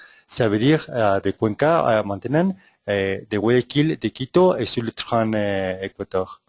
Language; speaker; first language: French; non-native, fluent; Spanish